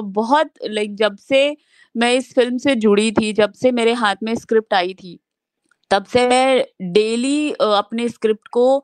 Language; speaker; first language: Hindi; native; Hindi